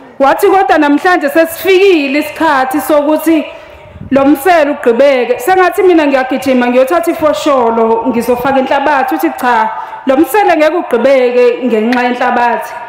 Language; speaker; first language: Zulu; native; Zulu